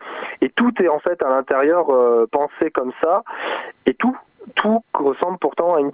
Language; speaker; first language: French; native; French